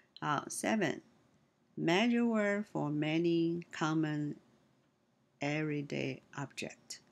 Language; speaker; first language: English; non-native, learner; Chinese